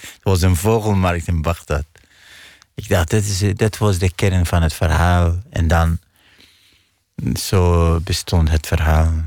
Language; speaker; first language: Dutch; non-native, fluent; Arabic